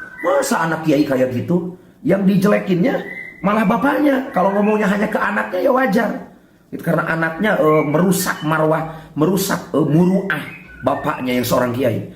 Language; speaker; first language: Indonesian; non-native, local second language; Sundanese